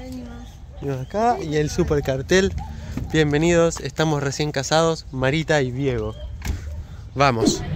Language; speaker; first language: Spanish; native; Spanish